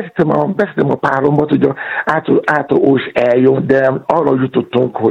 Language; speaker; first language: Hungarian; non-native, fluent; Yoruba